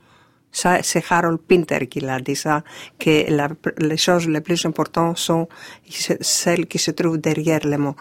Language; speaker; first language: French; non-native, fluent; Greek